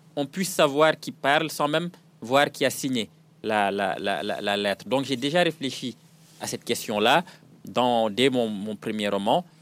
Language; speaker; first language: French; non-native, local second language; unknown